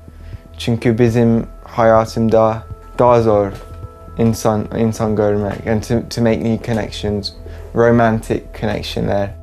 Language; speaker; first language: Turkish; early bilingual, heritage; English